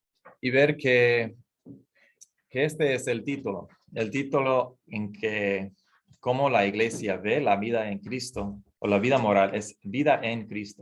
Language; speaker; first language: Spanish; non-native, fluent; English